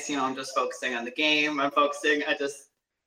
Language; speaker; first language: English; native; English